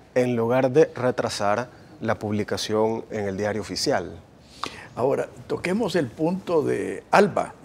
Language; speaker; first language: Spanish; native; Spanish